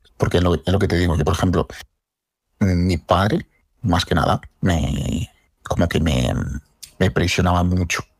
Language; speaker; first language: Spanish; native; Spanish